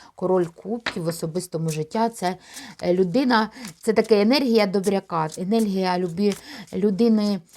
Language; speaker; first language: Ukrainian; non-native, local second language; Russian